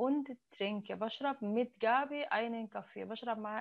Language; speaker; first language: German; non-native, learner; Arabic